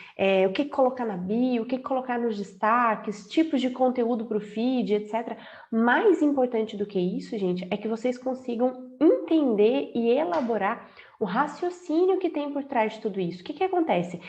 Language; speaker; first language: Portuguese; native; Portuguese